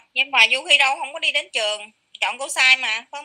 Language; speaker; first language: Vietnamese; native; Vietnamese